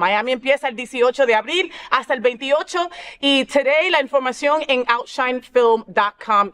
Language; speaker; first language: Spanish; early bilingual, other home language; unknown